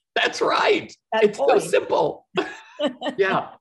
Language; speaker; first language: English; native; English